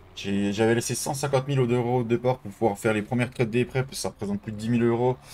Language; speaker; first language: French; native; French